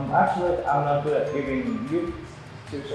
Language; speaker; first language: English; non-native, learner; Vietnamese